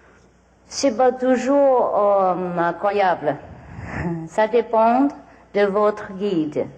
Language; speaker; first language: French; non-native, learner; Vietnamese